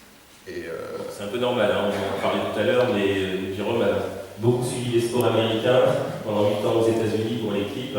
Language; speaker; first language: French; native; French